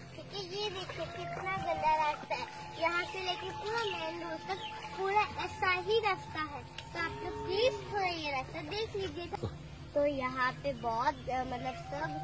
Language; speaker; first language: Hindi; non-native, local second language; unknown